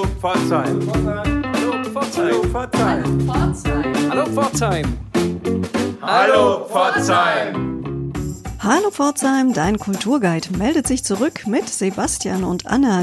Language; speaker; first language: German; native; German